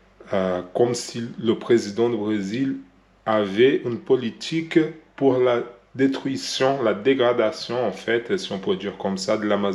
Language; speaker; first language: French; non-native, learner; Portuguese